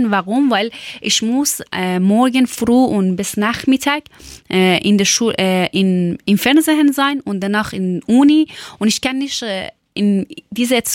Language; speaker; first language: German; non-native, learner; Persian